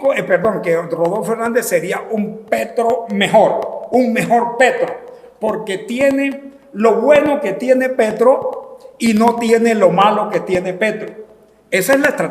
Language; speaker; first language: Spanish; native; Spanish